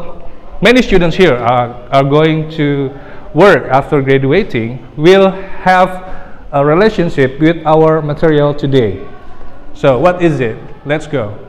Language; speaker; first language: English; non-native, fluent; Indonesian